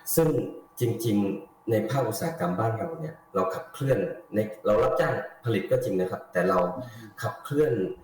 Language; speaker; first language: Thai; native; Thai